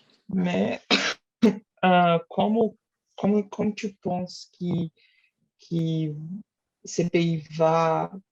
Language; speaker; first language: French; non-native, learner; Portuguese